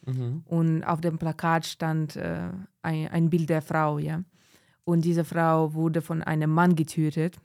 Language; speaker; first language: German; non-native, fluent; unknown